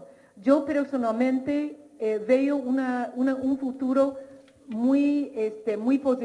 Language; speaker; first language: Spanish; non-native, fluent; English